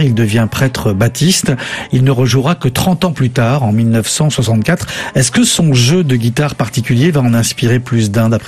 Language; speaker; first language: French; native; French